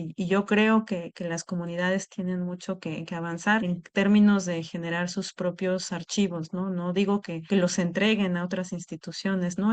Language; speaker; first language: Spanish; native; Spanish